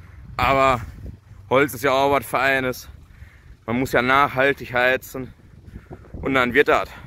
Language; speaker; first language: German; native; German